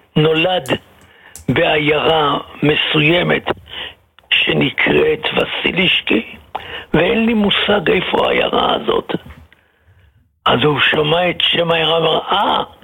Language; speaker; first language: Hebrew; native; Hebrew